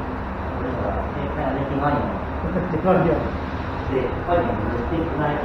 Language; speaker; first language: Chinese; native; Chinese